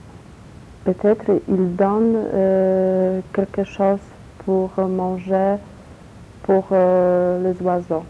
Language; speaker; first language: French; non-native, learner; Polish